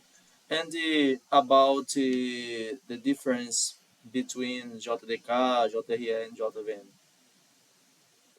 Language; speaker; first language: English; non-native, learner; Portuguese